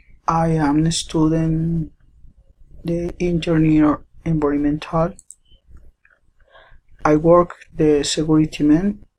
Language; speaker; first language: English; non-native, learner; Spanish